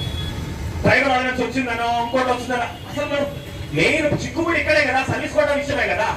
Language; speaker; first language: Telugu; native; Telugu